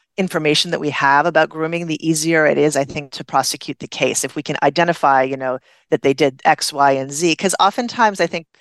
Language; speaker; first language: English; native; English